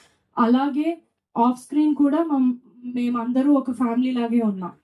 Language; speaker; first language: Telugu; non-native, fluent; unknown